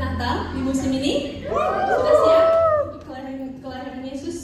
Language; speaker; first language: Indonesian; native; Indonesian